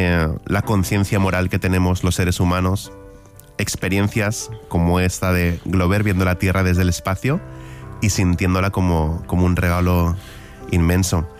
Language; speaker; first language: Spanish; native; Spanish